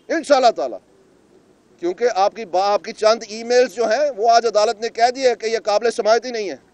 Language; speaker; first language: Urdu; non-native, local second language; Punjabi